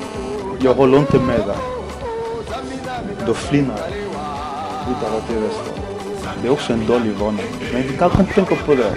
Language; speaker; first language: Swedish; non-native, fluent; Lingala